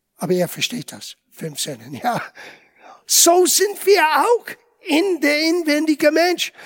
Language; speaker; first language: German; non-native, fluent; English